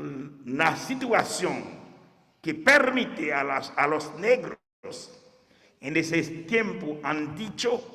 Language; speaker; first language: Spanish; non-native, fluent; Haitian Creole